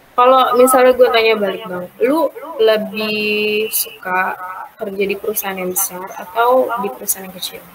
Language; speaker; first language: Indonesian; native; Indonesian